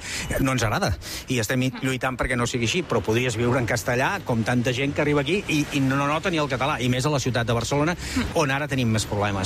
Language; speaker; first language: Catalan; native; Catalan